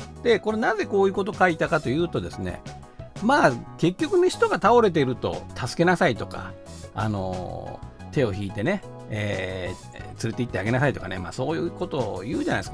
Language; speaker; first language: Japanese; native; Japanese